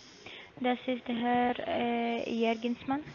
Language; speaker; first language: German; non-native, learner; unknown